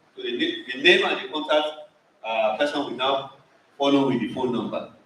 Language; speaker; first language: English; non-native, local second language; Yoruba